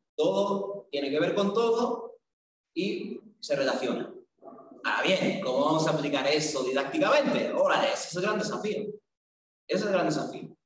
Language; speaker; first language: Spanish; native; Spanish